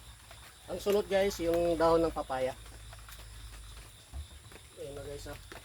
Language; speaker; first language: Filipino; non-native, local second language; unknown